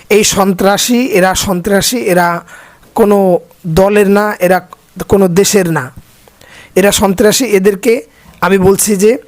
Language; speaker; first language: Bangla; native; Bangla